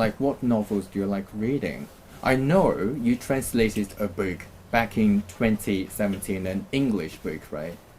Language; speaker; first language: English; non-native, fluent; Chinese